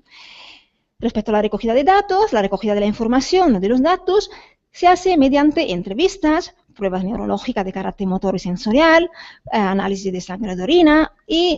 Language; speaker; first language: Spanish; native; Spanish